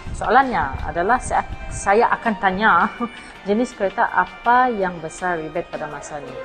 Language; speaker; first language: Malay; non-native, local second language; Iban